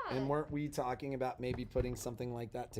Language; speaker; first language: English; native; English